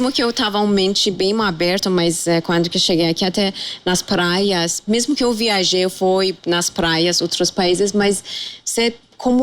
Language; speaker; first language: Portuguese; non-native, fluent; Persian